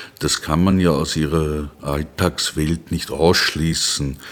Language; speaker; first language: German; native; German